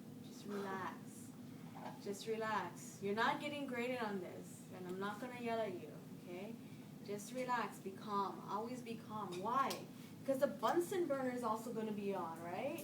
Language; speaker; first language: English; native; English